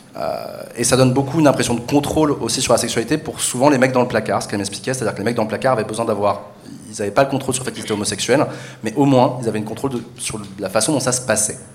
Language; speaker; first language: French; native; French